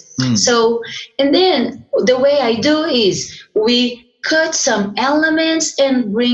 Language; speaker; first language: English; non-native, fluent; Portuguese